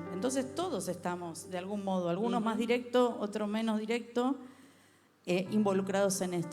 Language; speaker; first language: Spanish; native; Spanish